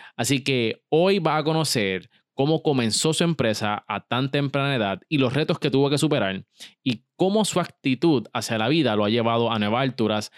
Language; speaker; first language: Spanish; native; Spanish